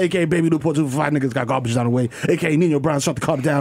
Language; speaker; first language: English; early bilingual, other home language; Spanish